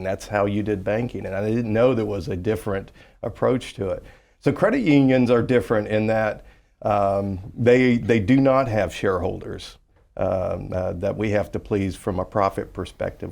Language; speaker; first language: English; native; English